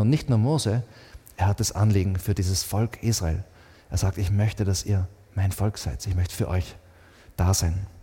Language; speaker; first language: German; native; German